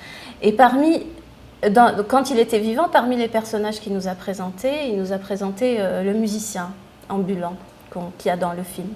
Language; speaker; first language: French; non-native, local second language; Arabic